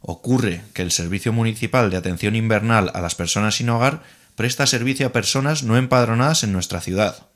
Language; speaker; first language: Spanish; non-native, local second language; Basque